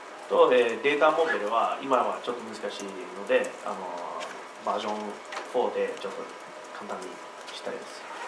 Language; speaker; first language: Japanese; non-native, learner; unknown